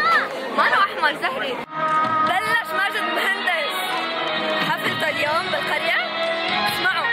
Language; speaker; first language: Arabic; native; Arabic